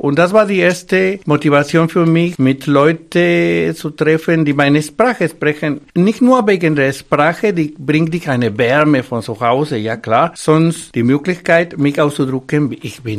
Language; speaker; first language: German; non-native, fluent; Spanish